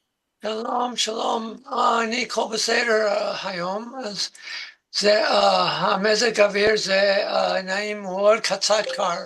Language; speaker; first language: Hebrew; non-native, learner; English